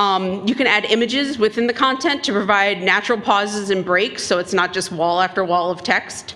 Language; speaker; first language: English; native; English